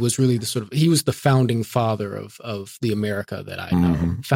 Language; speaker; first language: English; native; English